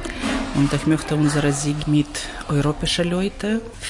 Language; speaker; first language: German; non-native, learner; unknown